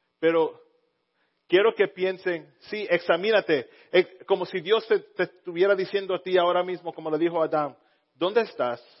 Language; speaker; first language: Spanish; early bilingual, heritage; Spanish